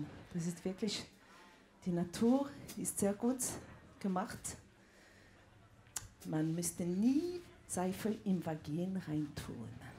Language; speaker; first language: German; non-native, local second language; French